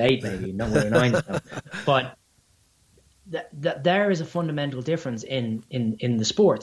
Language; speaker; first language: English; native; English